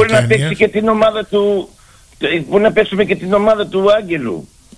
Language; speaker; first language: Greek; early bilingual, heritage; Greek